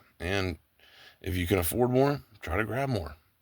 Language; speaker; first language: English; native; English